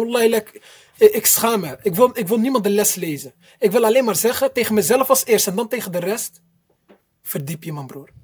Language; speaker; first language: Dutch; early bilingual, other home language; Arabic